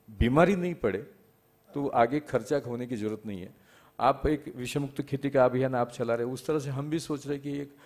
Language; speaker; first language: Hindi; non-native, local second language; Marathi